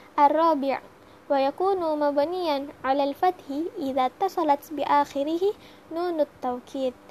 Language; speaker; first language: Arabic; non-native, learner; Indonesian